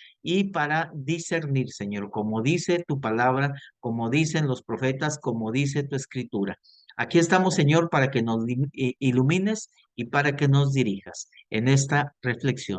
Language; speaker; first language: Spanish; native; Spanish